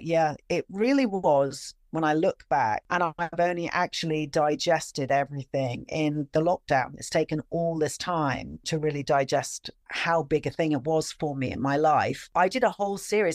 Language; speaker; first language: English; native; English